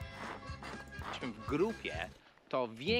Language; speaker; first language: Polish; non-native, fluent; English